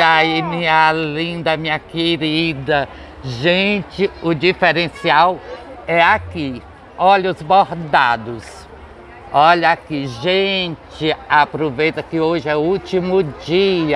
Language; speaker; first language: Portuguese; native; Portuguese